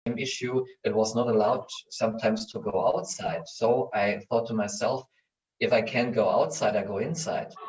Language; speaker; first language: English; non-native, learner; German